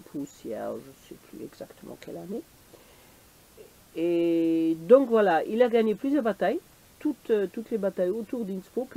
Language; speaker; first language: French; native; French